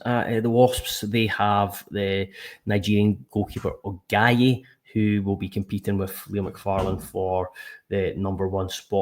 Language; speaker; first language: English; native; English